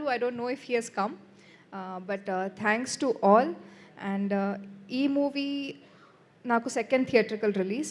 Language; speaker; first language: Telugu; non-native, fluent; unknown